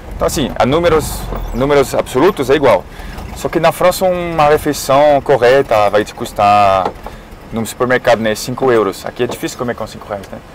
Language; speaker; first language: Portuguese; non-native, fluent; French